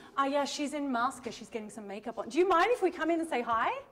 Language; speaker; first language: English; native; English